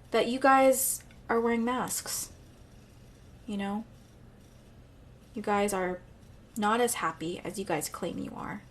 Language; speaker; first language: English; native; English